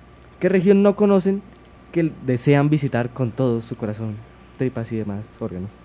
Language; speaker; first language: Spanish; native; Spanish